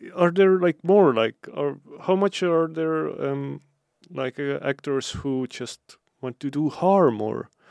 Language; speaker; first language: English; non-native, fluent; Estonian